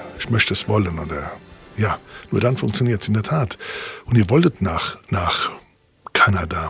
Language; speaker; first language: German; native; German